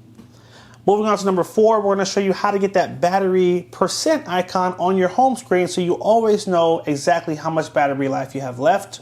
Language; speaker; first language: English; native; English